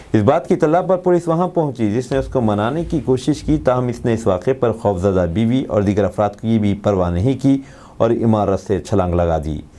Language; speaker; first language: Urdu; native; Urdu